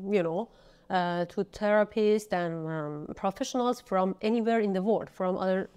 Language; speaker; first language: English; non-native, fluent; Persian